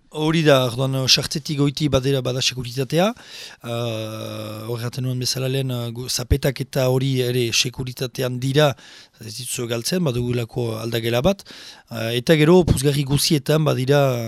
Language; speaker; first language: Basque; native; Basque